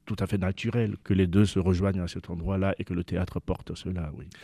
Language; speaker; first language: French; non-native, local second language; Ewe